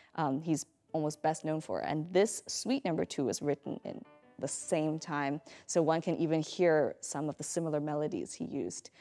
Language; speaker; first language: English; native; English